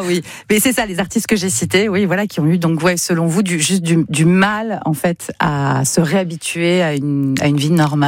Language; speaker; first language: French; native; French